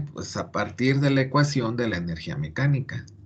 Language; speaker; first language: Spanish; native; Spanish